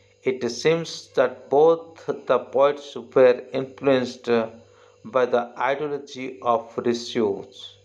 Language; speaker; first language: English; non-native, local second language; Odia